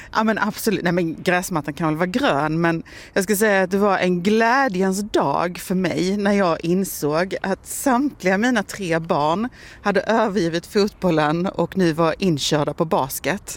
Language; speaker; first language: Swedish; native; Swedish